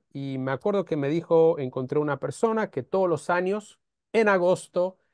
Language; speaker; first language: Spanish; non-native, fluent; Romanian